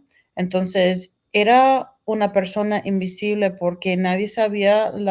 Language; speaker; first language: Spanish; non-native, fluent; English